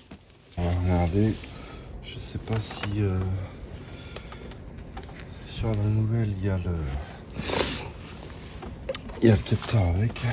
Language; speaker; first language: French; native; French